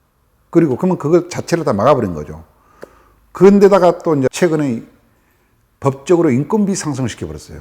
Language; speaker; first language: Korean; native; Korean